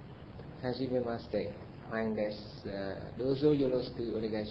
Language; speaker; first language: Japanese; non-native, learner; Vietnamese